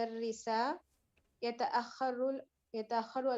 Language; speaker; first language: Arabic; non-native, learner; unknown